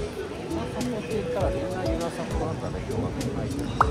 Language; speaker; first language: Japanese; native; Japanese